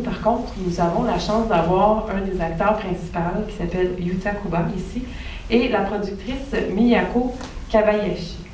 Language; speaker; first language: French; native; French